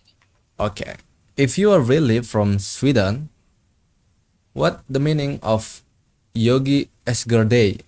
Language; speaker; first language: English; non-native, learner; Indonesian